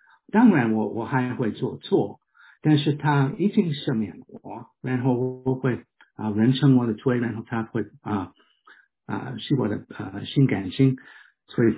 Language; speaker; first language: Chinese; non-native, fluent; English